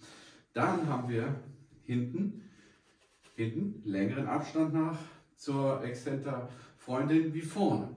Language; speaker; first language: German; native; German